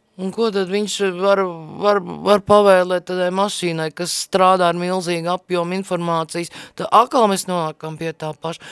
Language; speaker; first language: Latvian; native; Latvian